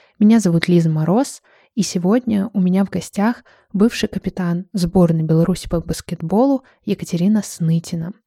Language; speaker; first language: Russian; native; Russian